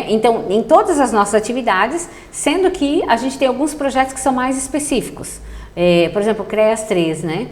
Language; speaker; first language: Portuguese; native; Portuguese